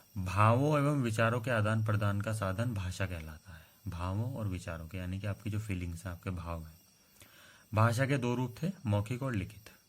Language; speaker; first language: Hindi; native; Hindi